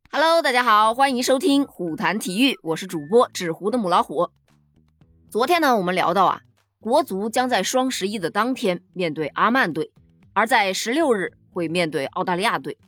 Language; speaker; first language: Chinese; native; Chinese